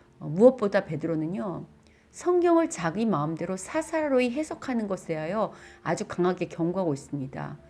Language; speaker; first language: Korean; native; Korean